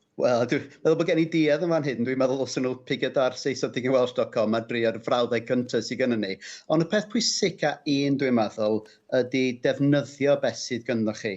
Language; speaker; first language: Welsh; non-native, local second language; English